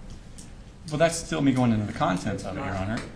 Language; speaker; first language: English; native; English